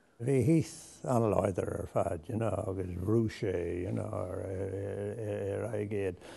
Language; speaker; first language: Irish; non-native, local second language; English